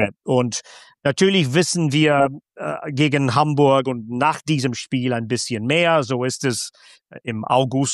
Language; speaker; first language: German; non-native, fluent; English